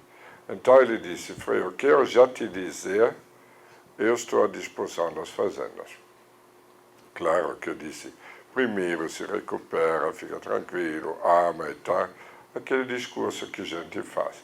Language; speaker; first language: Portuguese; non-native, fluent; German